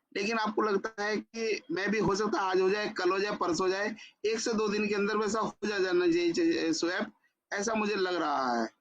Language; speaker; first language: Hindi; native; Hindi